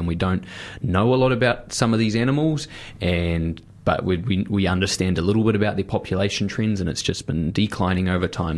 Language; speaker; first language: English; native; English